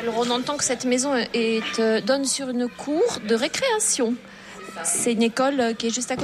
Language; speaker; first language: French; native; French